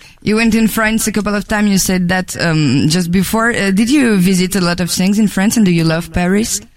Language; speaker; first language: English; non-native, fluent; French